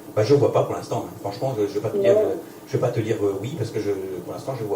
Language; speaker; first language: French; native; French